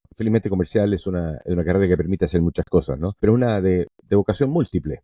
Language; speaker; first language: Spanish; non-native, local second language; English